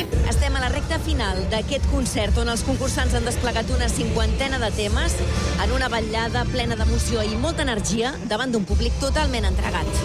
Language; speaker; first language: Catalan; native; Catalan